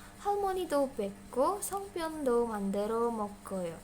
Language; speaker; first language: Korean; non-native, fluent; Indonesian